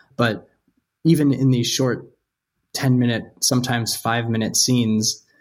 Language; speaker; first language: English; native; English